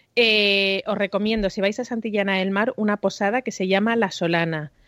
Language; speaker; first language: Spanish; native; Spanish